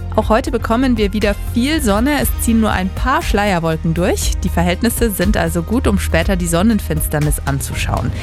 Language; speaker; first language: German; native; German